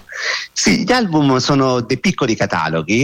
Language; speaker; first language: Italian; native; Italian